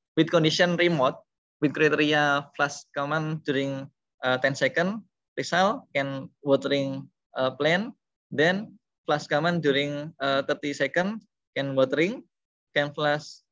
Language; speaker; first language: English; non-native, learner; Indonesian